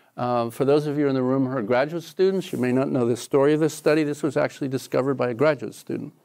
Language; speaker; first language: English; native; English